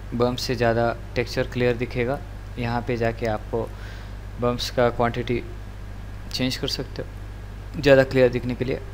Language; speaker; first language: Hindi; non-native, local second language; Marathi